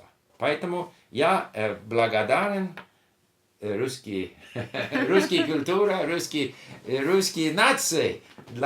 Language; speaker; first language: Russian; non-native, learner; English